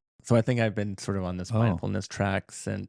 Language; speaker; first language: English; native; English